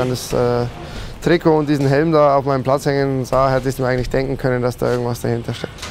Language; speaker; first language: German; native; German